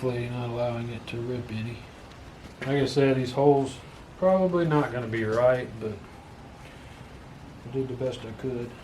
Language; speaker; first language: English; native; English